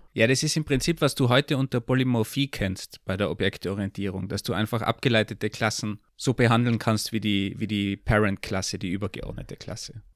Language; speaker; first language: German; native; German